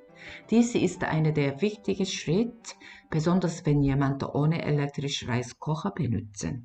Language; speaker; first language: German; non-native, learner; Korean